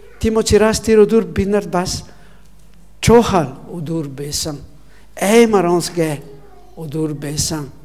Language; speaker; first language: Mongolian; non-native, learner; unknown